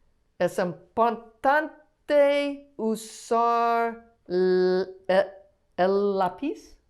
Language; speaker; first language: Spanish; non-native, learner; English